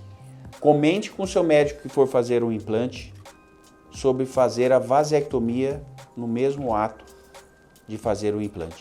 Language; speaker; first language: Portuguese; native; Portuguese